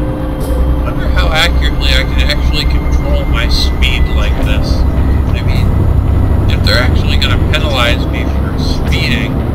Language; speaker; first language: English; native; English